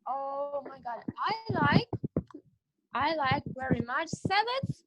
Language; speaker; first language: English; non-native, learner; Ukrainian